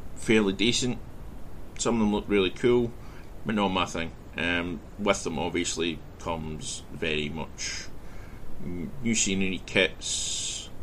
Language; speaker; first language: English; native; English